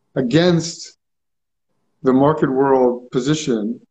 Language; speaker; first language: English; early bilingual, other home language; Greek